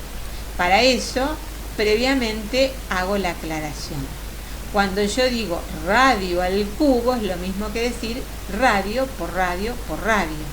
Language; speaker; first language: Spanish; native; Spanish